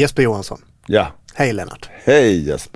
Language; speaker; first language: Swedish; native; Swedish